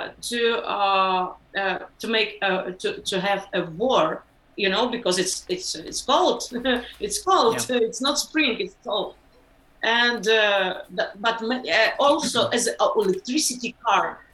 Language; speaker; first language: English; non-native, learner; Ukrainian